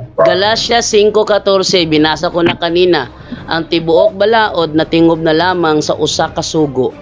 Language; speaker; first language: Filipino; non-native, local second language; Cebuano